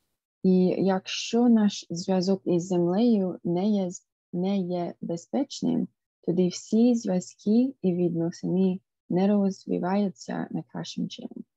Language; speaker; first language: Ukrainian; non-native, fluent; English